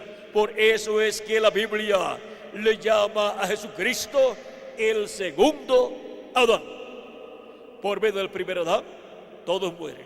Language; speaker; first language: Spanish; native; Spanish